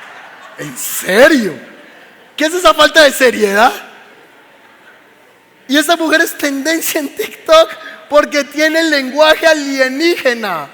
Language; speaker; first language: Spanish; native; Spanish